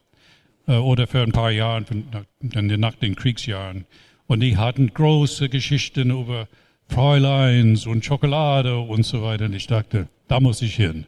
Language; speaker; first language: German; non-native, fluent; English